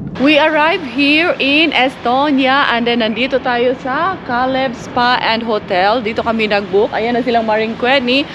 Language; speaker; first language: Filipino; non-native, local second language; Cebuano